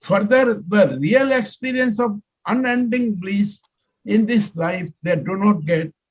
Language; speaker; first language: English; non-native, local second language; Hindi